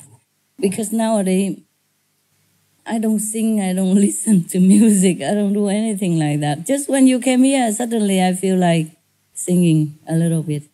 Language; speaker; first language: English; non-native, fluent; Vietnamese